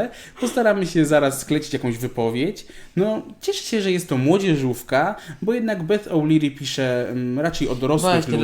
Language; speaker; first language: Polish; native; Polish